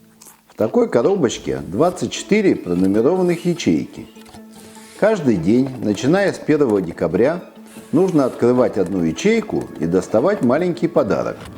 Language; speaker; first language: Russian; native; Russian